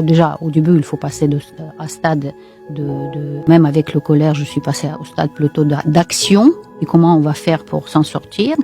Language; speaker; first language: French; non-native, fluent; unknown